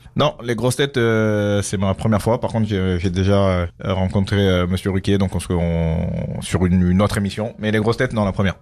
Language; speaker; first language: French; early bilingual, other home language; Dyula